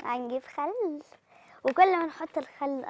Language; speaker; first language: Arabic; native; Arabic